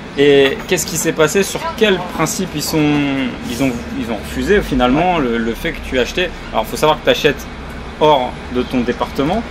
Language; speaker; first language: French; native; French